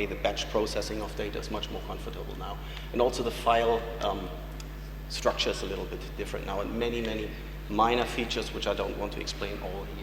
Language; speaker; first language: English; non-native, fluent; German